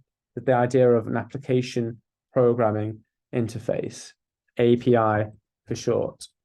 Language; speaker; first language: English; native; English